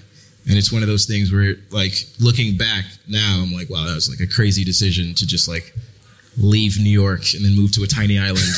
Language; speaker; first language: English; early bilingual, other home language; French